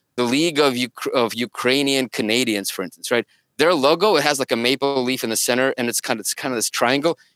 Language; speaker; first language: English; early bilingual, other home language; Russian